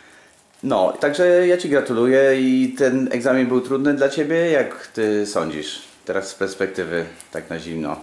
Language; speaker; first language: Polish; native; Polish